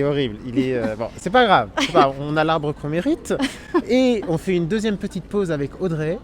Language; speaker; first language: French; native; French